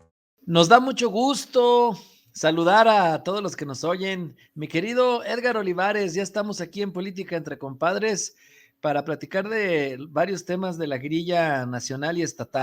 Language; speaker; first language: Spanish; native; Spanish